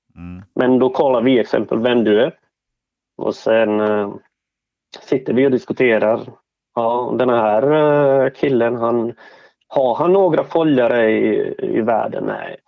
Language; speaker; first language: Swedish; non-native, fluent; Bosnian